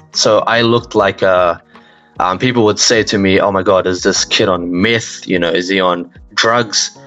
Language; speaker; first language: English; native; English